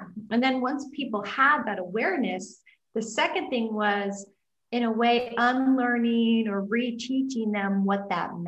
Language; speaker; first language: English; native; English